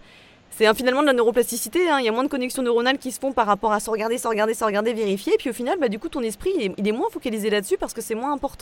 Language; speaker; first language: French; native; French